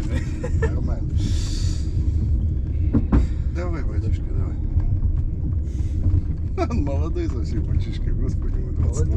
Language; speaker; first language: Russian; native; Russian